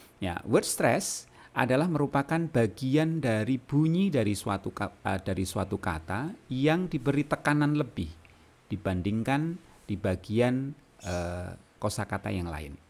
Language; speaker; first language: Indonesian; native; Indonesian